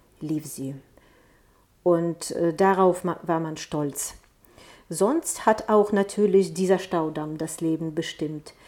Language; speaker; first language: German; non-native, fluent; Ukrainian